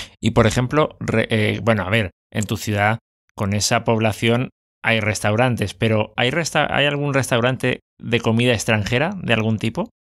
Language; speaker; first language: Spanish; native; Spanish